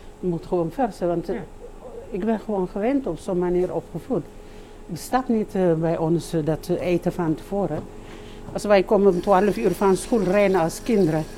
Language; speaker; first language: Dutch; non-native, learner; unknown